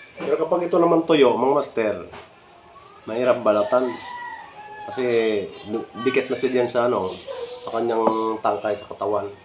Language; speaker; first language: Filipino; native; Filipino